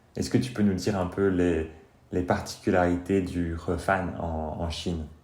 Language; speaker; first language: French; native; French